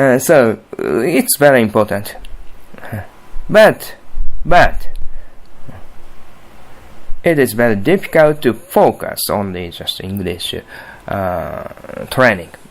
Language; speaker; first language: English; non-native, learner; Japanese